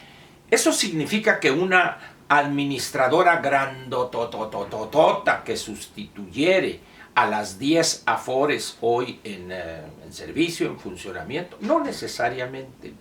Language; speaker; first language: Spanish; native; Spanish